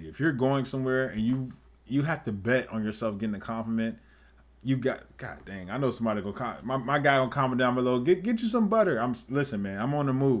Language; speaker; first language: English; native; English